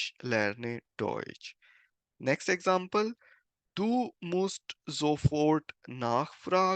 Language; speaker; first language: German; non-native, fluent; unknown